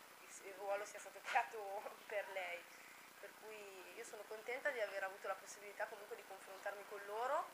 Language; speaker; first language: Italian; native; Italian